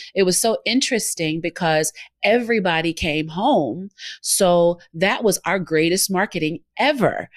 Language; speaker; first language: English; native; English